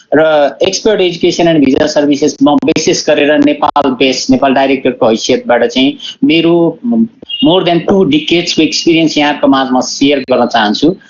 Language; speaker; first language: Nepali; native; Nepali